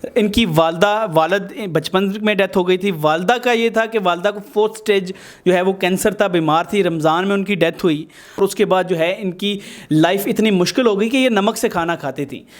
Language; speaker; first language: Urdu; native; Urdu